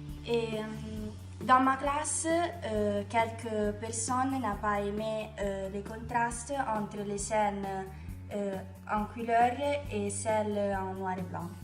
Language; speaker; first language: French; non-native, learner; Italian